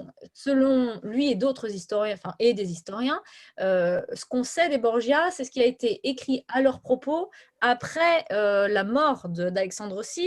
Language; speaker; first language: French; native; French